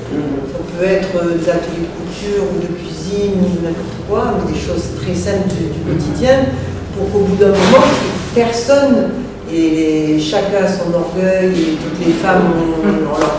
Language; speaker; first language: French; native; French